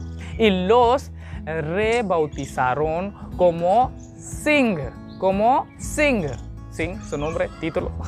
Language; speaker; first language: Spanish; non-native, learner; Hindi